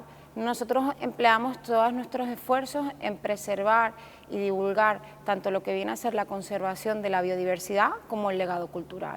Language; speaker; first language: Spanish; native; Spanish